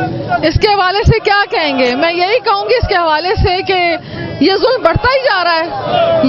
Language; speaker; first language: Urdu; native; Urdu